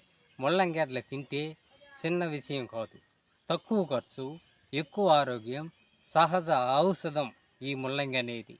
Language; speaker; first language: Telugu; native; Telugu